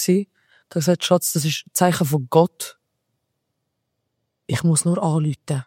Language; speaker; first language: German; early bilingual, other home language; Albanian